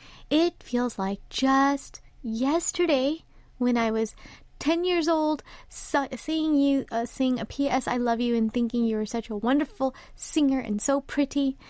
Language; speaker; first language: English; early bilingual, other home language; Korean